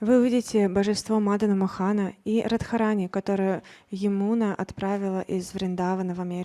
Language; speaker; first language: Russian; native; Russian